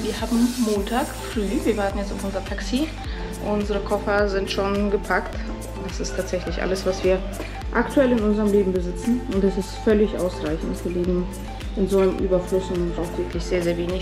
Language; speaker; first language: German; native; German